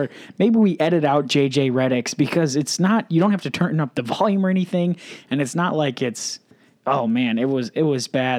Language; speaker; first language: English; native; English